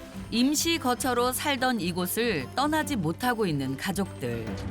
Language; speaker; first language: Korean; native; Korean